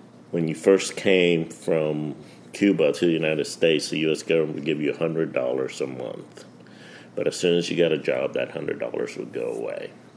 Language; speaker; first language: English; early bilingual, other home language; Spanish